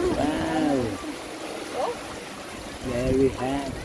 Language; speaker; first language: English; non-native, local second language; Filipino